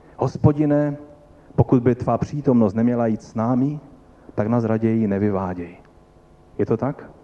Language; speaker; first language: Czech; non-native, local second language; Polish